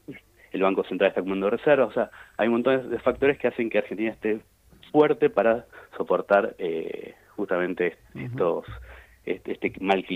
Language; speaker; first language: Spanish; native; Spanish